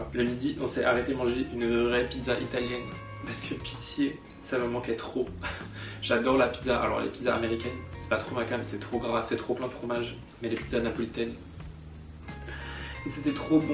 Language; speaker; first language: French; native; French